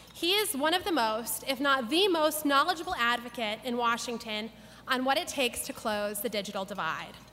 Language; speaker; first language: English; native; English